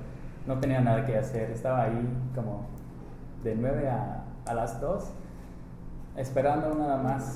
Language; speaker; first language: Spanish; non-native, fluent; English